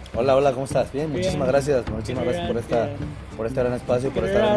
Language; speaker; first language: Spanish; native; Spanish